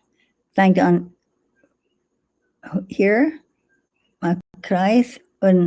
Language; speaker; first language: German; non-native, fluent; English